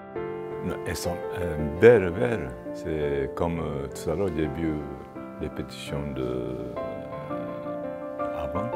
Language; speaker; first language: French; non-native, fluent; Japanese